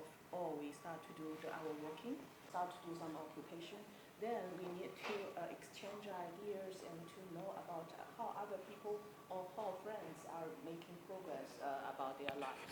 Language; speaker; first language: English; non-native, fluent; Chinese